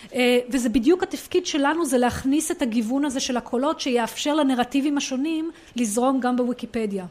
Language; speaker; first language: Hebrew; non-native, local second language; Arabic